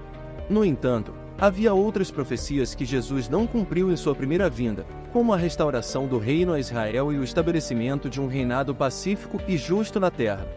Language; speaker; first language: Portuguese; native; Portuguese